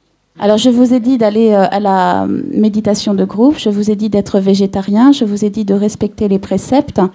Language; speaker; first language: French; native; French